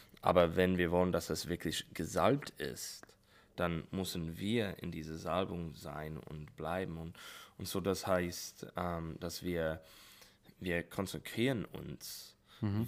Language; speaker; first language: German; non-native, learner; English